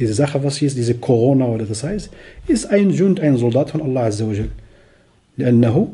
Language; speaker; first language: German; non-native, fluent; Arabic